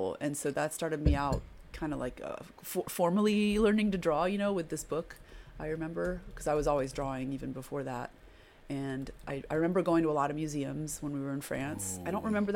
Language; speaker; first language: English; early bilingual, other home language; French